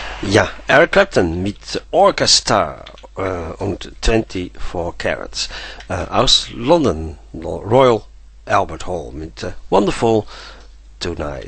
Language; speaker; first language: German; non-native, fluent; Dutch